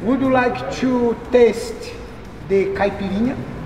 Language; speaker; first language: English; non-native, learner; Portuguese